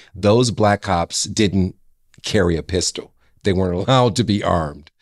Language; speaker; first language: English; native; English